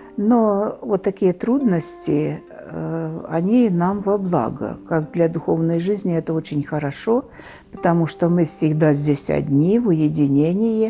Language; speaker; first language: Russian; native; Russian